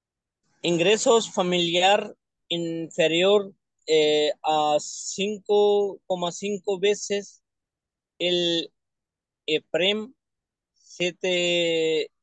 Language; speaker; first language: Spanish; non-native, learner; Punjabi